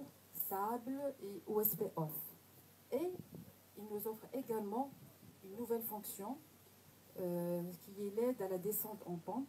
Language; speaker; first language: French; non-native, local second language; Arabic